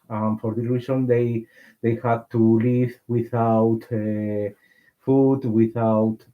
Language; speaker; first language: English; non-native, learner; Spanish